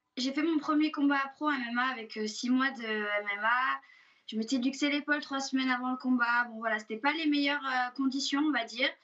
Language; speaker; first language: French; native; French